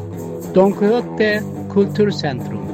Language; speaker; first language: German; non-native, learner; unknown